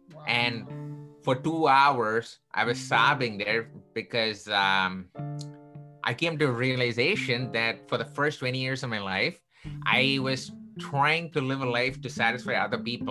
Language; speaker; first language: English; non-native, local second language; Tamil